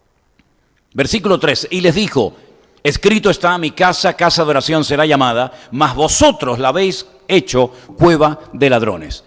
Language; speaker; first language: Spanish; native; Spanish